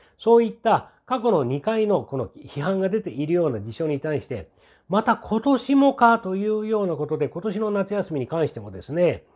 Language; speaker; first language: Japanese; native; Japanese